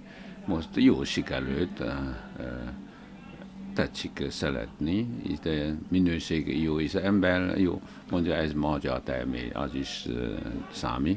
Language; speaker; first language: Hungarian; non-native, learner; Chinese